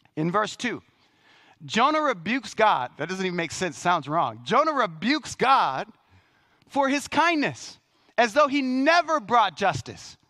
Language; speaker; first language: English; native; English